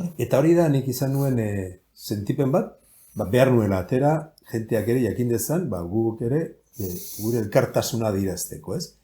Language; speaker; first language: Basque; native; Basque